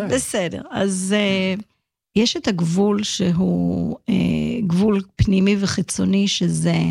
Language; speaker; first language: Hebrew; early bilingual, other home language; English